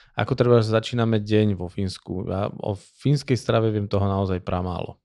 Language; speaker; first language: Slovak; native; Slovak